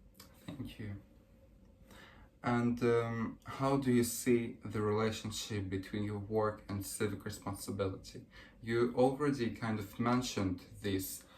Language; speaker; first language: English; early bilingual, other home language; Russian